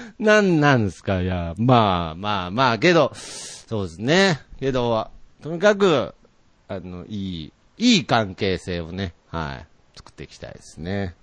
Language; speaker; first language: Japanese; native; Japanese